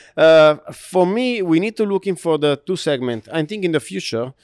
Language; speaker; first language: English; non-native, learner; Italian